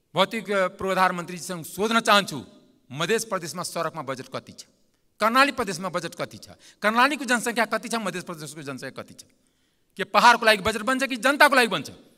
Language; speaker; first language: Nepali; non-native, local second language; Maithili